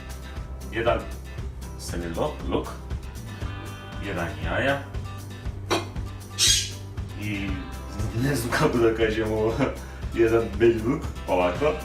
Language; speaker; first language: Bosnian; non-native, learner; Turkish